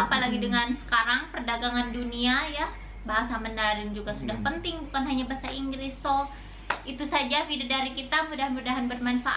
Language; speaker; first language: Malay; non-native, local second language; Sundanese